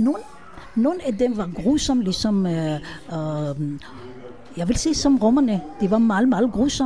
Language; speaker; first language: Danish; non-native, fluent; Hebrew